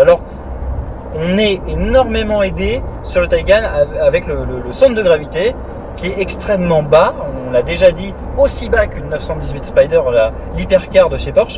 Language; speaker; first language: French; native; French